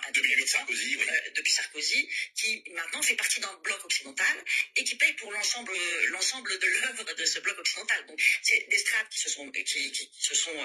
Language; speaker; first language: French; native; French